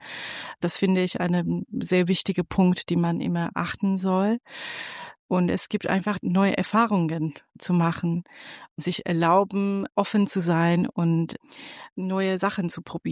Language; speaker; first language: German; non-native, fluent; Persian